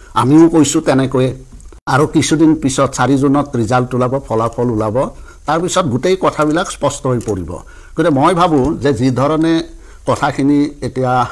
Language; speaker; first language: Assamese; native; Assamese